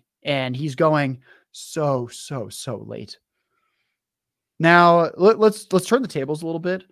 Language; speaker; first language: English; native; English